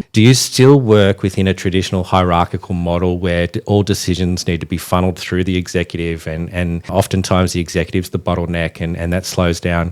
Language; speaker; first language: English; native; English